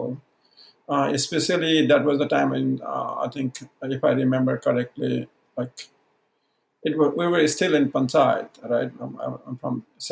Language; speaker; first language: English; non-native, local second language; Maithili